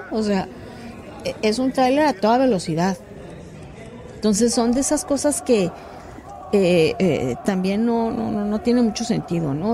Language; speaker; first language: Spanish; native; Spanish